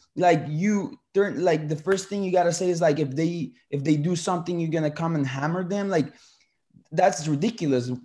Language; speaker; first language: English; early bilingual, other home language; Spanish